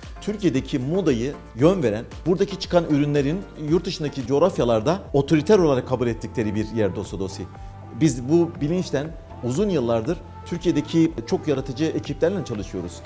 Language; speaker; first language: Turkish; native; Turkish